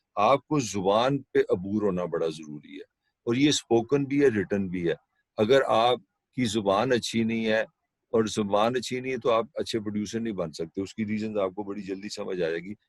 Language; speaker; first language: Urdu; non-native, local second language; Punjabi